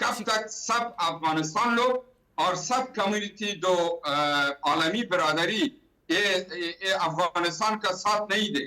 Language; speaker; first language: Hindi; non-native, learner; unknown